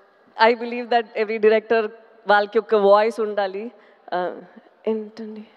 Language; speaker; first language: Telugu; non-native, fluent; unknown